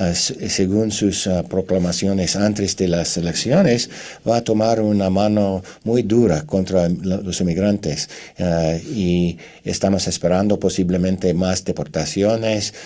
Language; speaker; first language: Spanish; non-native, fluent; English